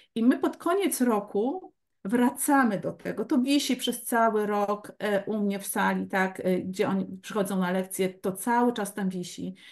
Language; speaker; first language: Polish; native; Polish